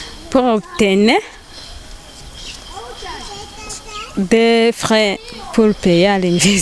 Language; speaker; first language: French; non-native, learner; Rundi